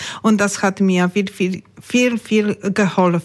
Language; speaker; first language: German; non-native, learner; Polish